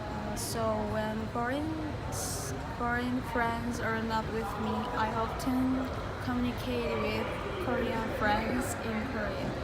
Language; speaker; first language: English; non-native, learner; Korean